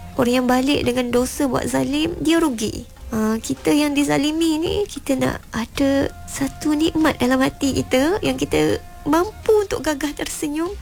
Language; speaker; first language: Malay; native; Malay